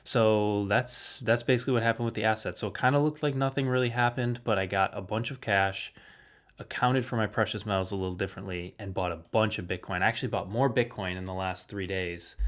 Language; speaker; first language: English; native; English